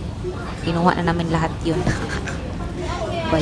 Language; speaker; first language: Filipino; native; Filipino